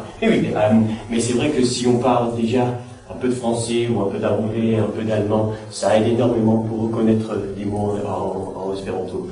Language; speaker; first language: French; non-native, fluent; English